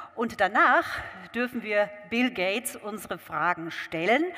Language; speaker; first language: German; native; German